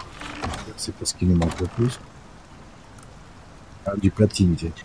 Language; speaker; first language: French; native; French